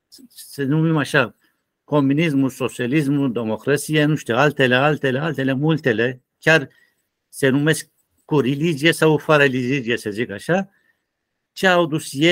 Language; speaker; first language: Romanian; non-native, learner; Turkish